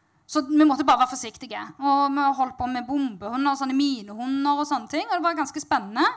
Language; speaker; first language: Norwegian; native; Norwegian